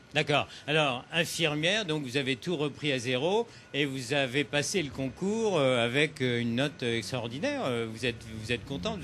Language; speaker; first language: French; native; French